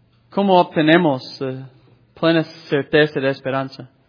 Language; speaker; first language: Spanish; non-native, fluent; English